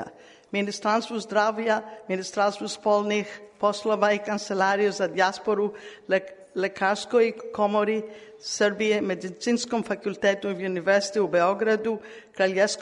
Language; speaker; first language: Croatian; non-native, learner; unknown